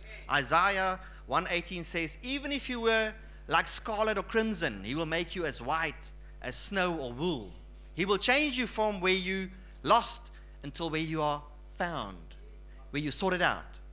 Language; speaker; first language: English; non-native, local second language; Afrikaans